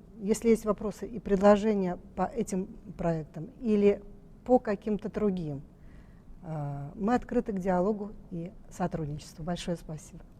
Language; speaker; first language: Russian; native; Russian